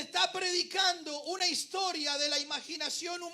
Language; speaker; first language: Spanish; native; Spanish